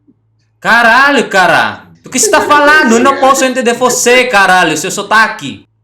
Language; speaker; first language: Portuguese; non-native, learner; Indonesian